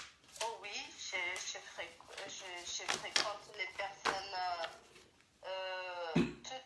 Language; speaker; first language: French; non-native, learner; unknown